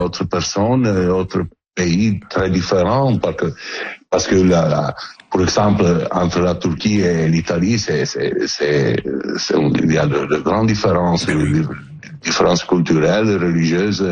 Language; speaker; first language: French; non-native, learner; Italian